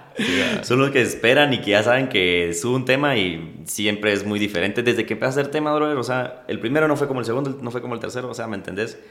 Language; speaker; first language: Spanish; native; Spanish